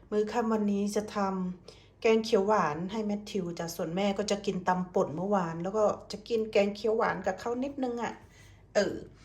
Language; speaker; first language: Thai; native; Thai